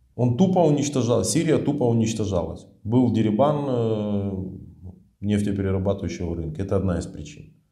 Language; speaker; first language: Russian; native; Russian